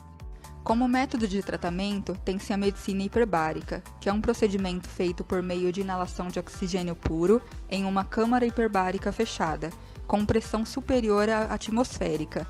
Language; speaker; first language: Portuguese; native; Portuguese